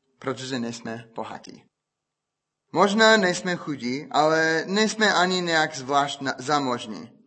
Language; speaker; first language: Czech; non-native, fluent; English